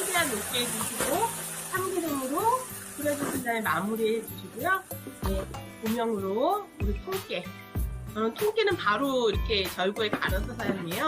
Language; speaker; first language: Korean; native; Korean